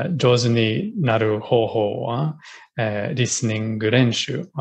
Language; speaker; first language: Japanese; non-native, learner; English